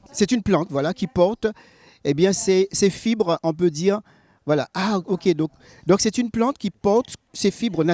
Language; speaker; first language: French; native; French